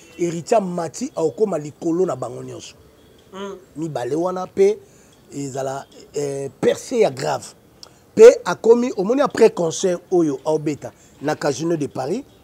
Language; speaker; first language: Lingala; native; Lingala